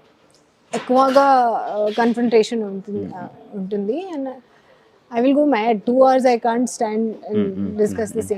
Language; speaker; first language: Telugu; non-native, learner; Hindi